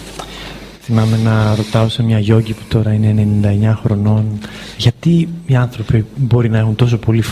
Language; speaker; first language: Greek; native; Greek